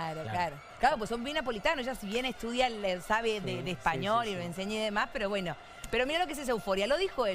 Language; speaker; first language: Spanish; native; Spanish